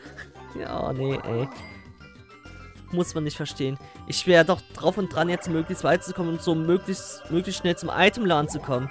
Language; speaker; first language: German; native; German